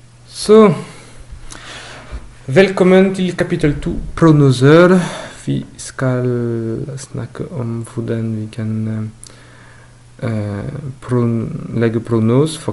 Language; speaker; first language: Norwegian; non-native, learner; French